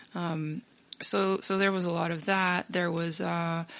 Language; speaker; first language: English; native; English